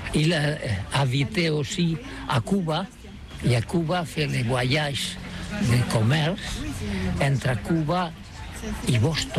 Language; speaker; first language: French; non-native, learner; Catalan